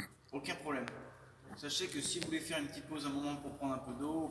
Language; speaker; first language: French; native; French